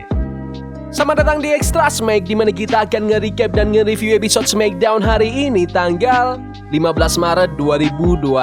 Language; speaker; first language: Indonesian; native; Indonesian